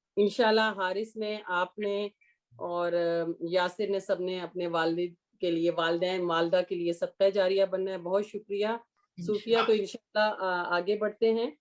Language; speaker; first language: Urdu; native; Urdu